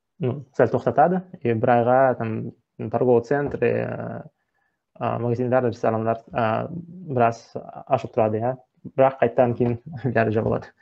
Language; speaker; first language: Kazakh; non-native, local second language; Russian